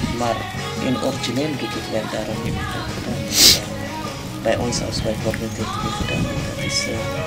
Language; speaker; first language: Dutch; non-native, learner; Amharic